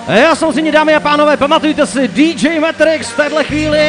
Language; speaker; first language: Czech; native; Czech